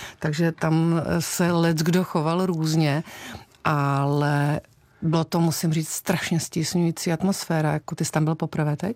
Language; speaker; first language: Czech; native; Czech